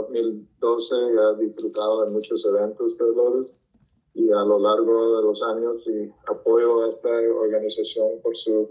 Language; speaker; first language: Spanish; early bilingual, heritage; Spanish